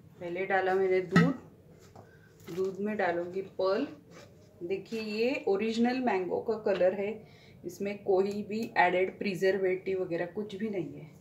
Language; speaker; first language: Hindi; non-native, local second language; Marathi